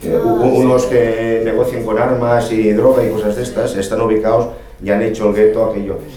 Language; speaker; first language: Spanish; non-native, local second language; Catalan